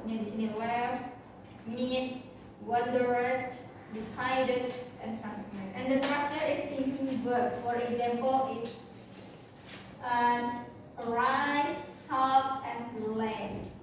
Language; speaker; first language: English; non-native, learner; Indonesian